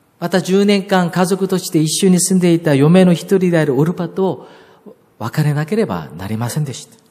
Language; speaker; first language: Japanese; non-native, fluent; Korean